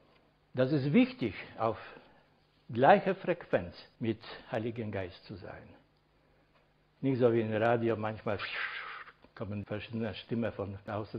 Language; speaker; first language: German; non-native, fluent; Polish